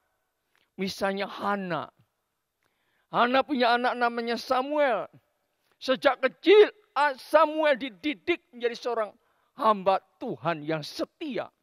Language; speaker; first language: Indonesian; native; Indonesian